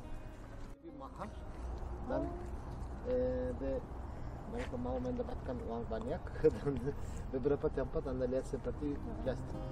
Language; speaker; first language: Indonesian; non-native, learner; Turkish